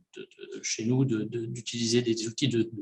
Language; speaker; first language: French; native; French